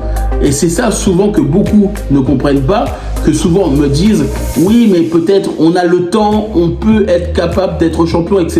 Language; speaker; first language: French; native; French